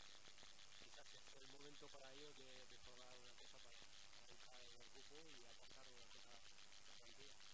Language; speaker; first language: Spanish; non-native, learner; French